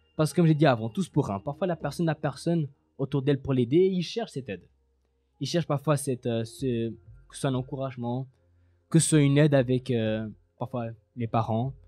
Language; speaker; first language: French; native; French